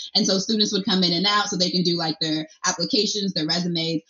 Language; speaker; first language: English; early bilingual, other home language; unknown